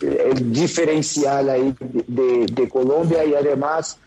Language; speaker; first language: Spanish; non-native, fluent; Portuguese